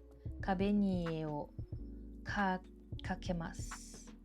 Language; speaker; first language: Japanese; non-native, learner; French